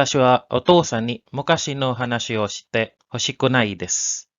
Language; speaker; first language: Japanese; non-native, learner; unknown